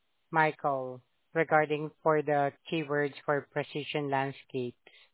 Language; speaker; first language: English; non-native, fluent; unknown